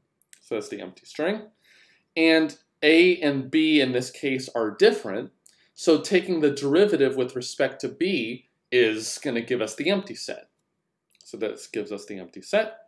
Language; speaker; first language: English; native; English